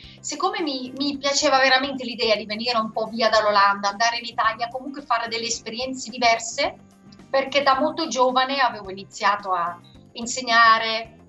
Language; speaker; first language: Italian; non-native, fluent; Dutch